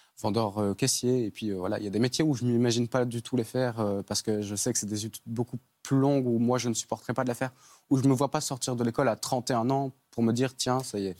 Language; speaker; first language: French; native; French